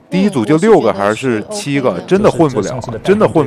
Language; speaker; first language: Chinese; native; Chinese